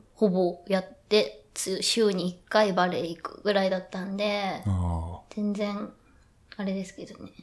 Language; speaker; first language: Japanese; native; Japanese